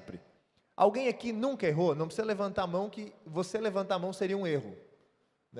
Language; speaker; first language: Portuguese; native; Portuguese